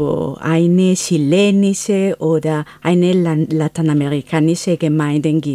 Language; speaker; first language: German; non-native, fluent; Spanish